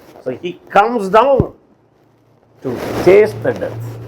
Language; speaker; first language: English; non-native, local second language; Tamil